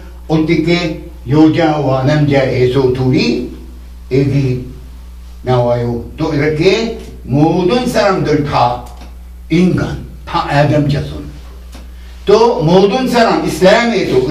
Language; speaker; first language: Korean; non-native, learner; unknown